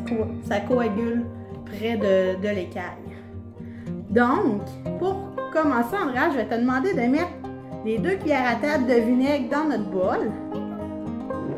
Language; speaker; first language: French; native; French